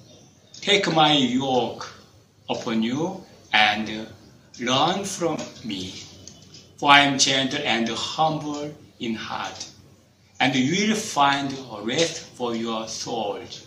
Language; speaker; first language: English; non-native, fluent; Korean